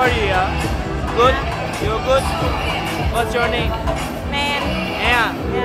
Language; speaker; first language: English; non-native, learner; Turkish